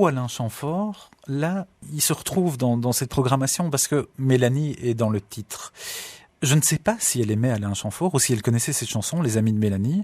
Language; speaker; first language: French; native; French